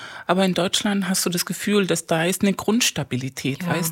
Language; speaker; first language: German; non-native, fluent; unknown